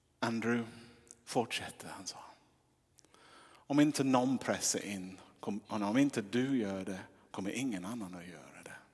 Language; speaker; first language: Swedish; non-native, fluent; English